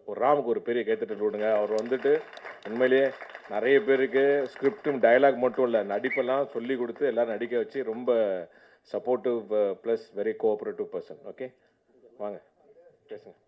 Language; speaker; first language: Tamil; native; Tamil